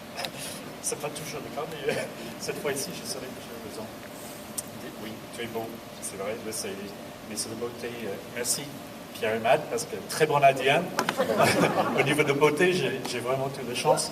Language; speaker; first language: French; non-native, learner; English